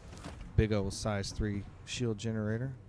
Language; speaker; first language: English; native; English